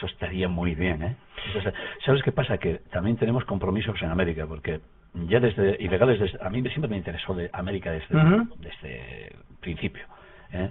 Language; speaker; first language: Spanish; native; Spanish